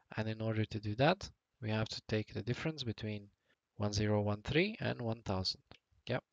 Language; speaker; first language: English; non-native, fluent; Latvian